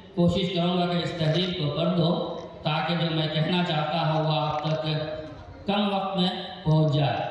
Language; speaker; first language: Urdu; non-native, local second language; Assamese